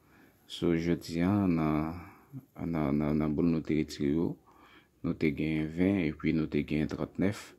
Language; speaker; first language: French; non-native, learner; Haitian Creole